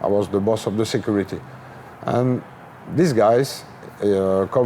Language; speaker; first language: English; non-native, learner; French